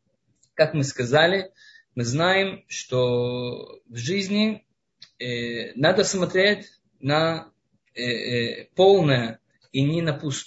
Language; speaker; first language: Russian; non-native, fluent; Hebrew